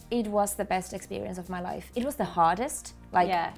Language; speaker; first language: English; non-native, fluent; Finnish